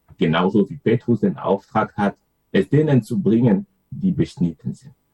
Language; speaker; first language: German; non-native, fluent; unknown